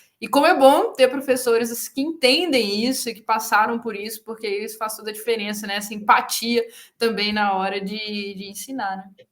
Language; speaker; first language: Portuguese; native; Portuguese